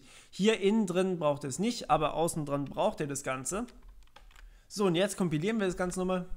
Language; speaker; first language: German; native; German